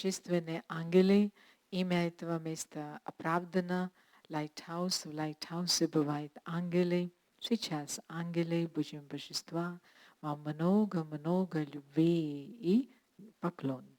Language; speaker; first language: Russian; non-native, learner; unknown